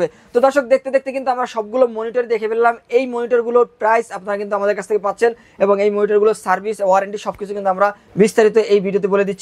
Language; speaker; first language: Bangla; native; Bangla